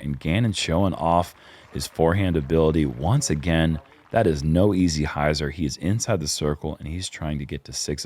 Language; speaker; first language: English; native; English